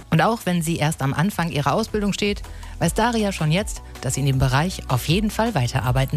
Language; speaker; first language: German; native; German